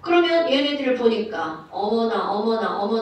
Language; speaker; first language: Korean; native; Korean